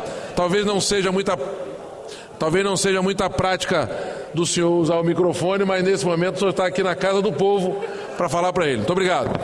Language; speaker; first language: Portuguese; native; Portuguese